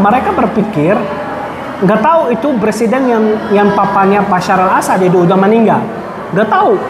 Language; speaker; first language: Indonesian; non-native, fluent; Arabic